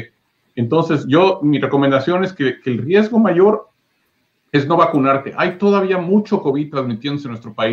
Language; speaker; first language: Spanish; native; Spanish